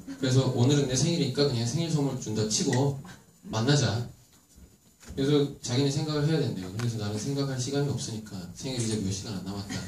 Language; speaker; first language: Korean; non-native, fluent; Turkish